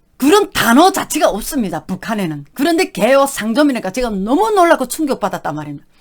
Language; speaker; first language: Korean; native; Korean